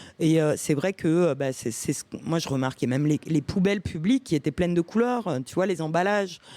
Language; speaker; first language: French; early bilingual, other home language; Romanian